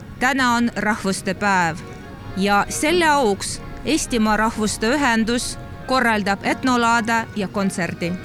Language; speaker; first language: Estonian; non-native, fluent; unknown